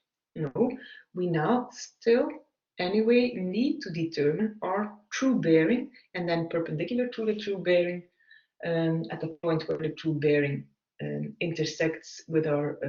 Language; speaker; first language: English; non-native, fluent; Dutch